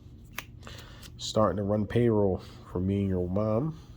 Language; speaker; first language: English; native; English